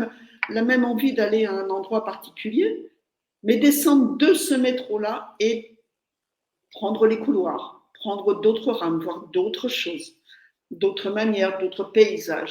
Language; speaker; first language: French; native; French